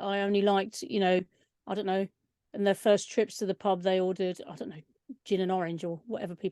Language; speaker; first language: English; native; English